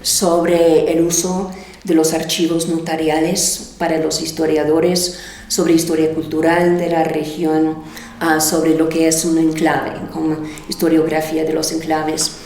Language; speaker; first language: Spanish; non-native, fluent; English